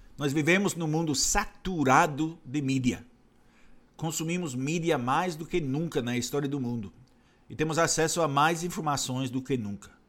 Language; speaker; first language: Portuguese; non-native, fluent; English